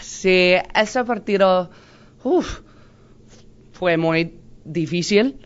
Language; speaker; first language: Spanish; non-native, learner; English